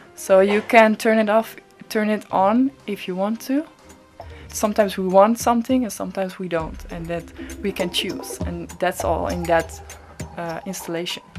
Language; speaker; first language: English; non-native, fluent; Dutch